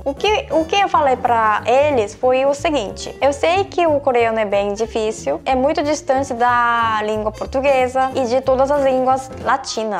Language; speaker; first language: Portuguese; non-native, fluent; Korean